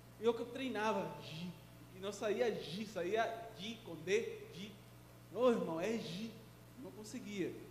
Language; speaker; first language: Portuguese; non-native, fluent; Spanish